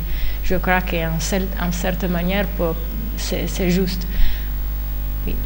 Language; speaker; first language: French; non-native, fluent; Italian